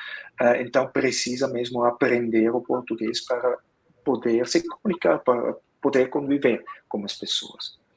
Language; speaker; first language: Portuguese; non-native, fluent; Swiss German